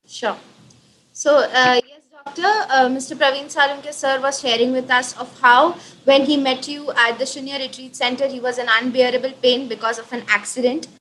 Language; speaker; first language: English; non-native, local second language; Hindi